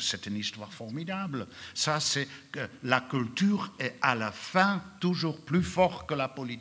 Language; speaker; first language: French; non-native, fluent; Dutch